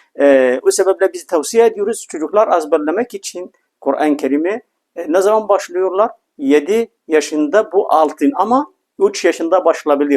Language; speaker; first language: Turkish; non-native, fluent; Arabic